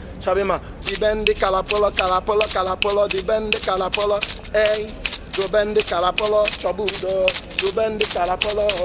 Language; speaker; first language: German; non-native, learner; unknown